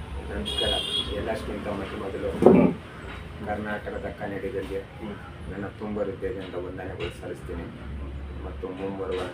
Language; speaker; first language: Kannada; non-native, local second language; Urdu